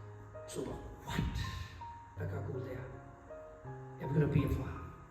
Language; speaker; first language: Danish; non-native, fluent; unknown